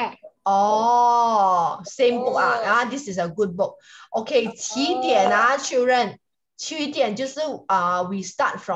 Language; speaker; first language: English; non-native, local second language; Chinese